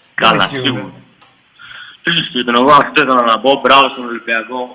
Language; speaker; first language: Greek; native; Greek